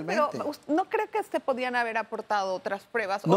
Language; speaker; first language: Spanish; native; Spanish